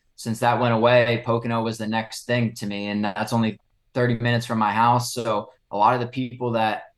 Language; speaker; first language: English; native; English